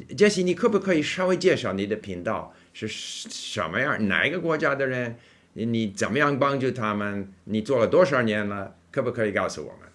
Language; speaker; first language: Chinese; non-native, fluent; English